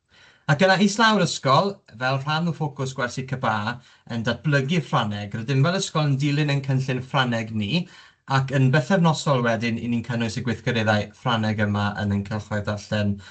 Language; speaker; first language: Welsh; native; Welsh